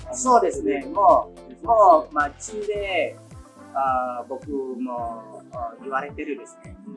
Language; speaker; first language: Japanese; non-native, fluent; Indonesian